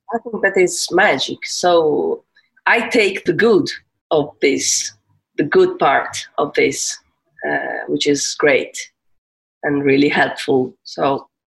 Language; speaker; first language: English; non-native, fluent; Italian